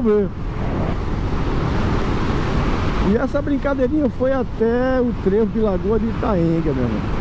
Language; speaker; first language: Portuguese; native; Portuguese